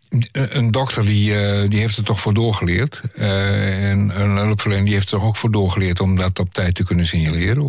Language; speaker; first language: Dutch; native; Dutch